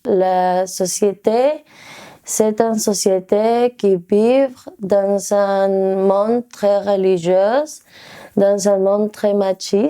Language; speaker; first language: French; non-native, learner; Spanish